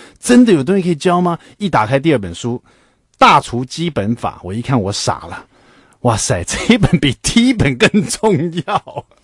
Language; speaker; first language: Chinese; native; Chinese